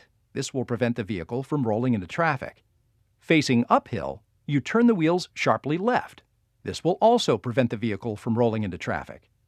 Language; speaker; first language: English; native; English